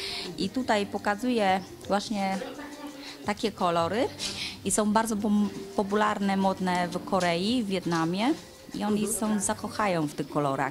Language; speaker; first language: Polish; non-native, learner; Vietnamese